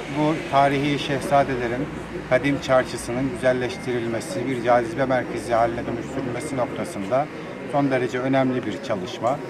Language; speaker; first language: Turkish; native; Turkish